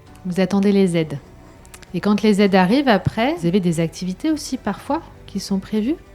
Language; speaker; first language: French; native; French